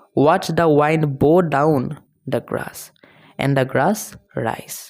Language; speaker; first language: English; non-native, local second language; Assamese